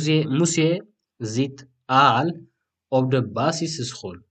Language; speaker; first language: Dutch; non-native, learner; Tigrinya